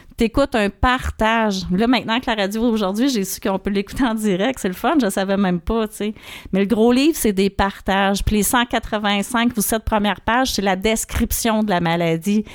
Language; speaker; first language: French; native; French